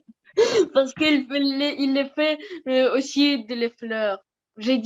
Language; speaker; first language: French; non-native, learner; Russian